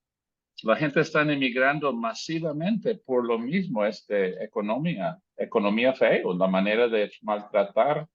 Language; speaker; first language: Spanish; native; Spanish